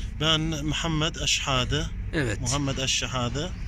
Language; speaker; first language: Turkish; non-native, learner; Arabic